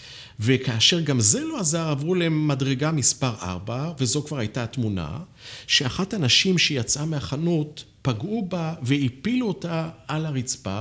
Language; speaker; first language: Hebrew; native; Hebrew